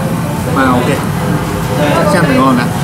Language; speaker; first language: Vietnamese; non-native, learner; Japanese